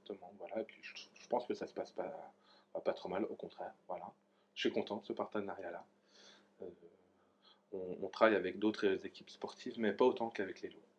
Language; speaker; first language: French; native; French